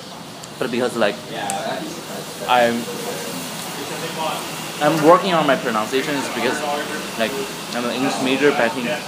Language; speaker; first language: English; non-native, fluent; Chinese